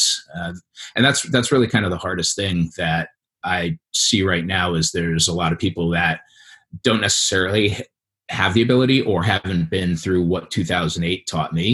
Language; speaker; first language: English; native; English